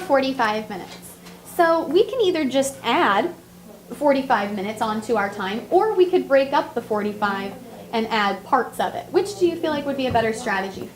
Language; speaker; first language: English; native; English